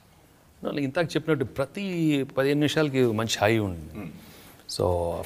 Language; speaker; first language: Telugu; native; Telugu